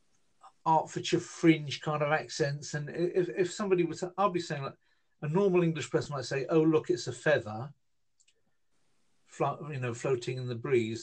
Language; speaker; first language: English; native; English